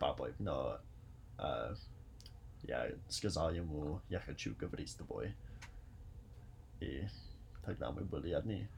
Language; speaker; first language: Russian; non-native, learner; English